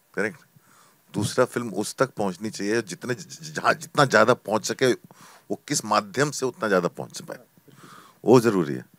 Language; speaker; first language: Hindi; native; Hindi